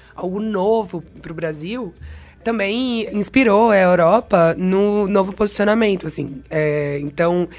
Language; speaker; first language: Portuguese; native; Portuguese